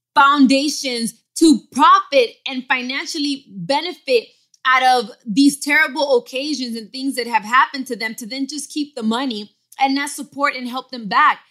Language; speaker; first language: English; early bilingual, other home language; Spanish